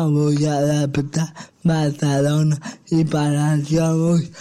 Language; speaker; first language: Catalan; non-native, local second language; Spanish